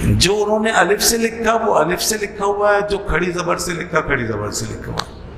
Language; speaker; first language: Urdu; native; Urdu